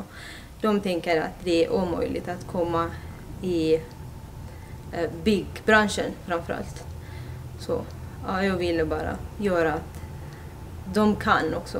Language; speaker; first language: Swedish; non-native, fluent; Amharic